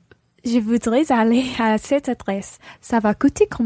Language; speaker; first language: French; non-native, learner; English